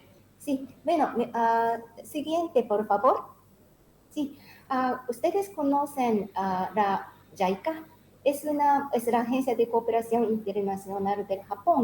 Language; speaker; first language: Spanish; non-native, learner; Japanese